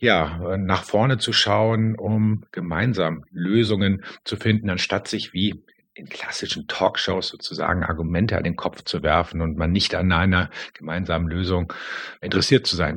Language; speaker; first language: German; native; German